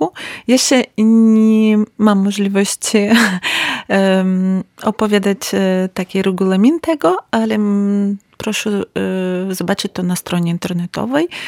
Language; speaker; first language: Polish; non-native, learner; Ukrainian